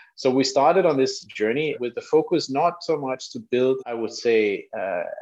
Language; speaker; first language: English; non-native, fluent; Danish